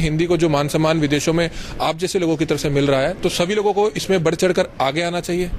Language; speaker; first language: Hindi; native; Hindi